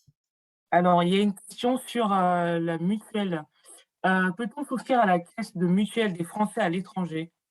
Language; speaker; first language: French; native; French